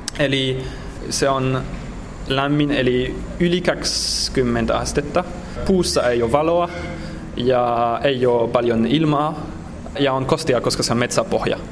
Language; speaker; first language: Finnish; non-native, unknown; French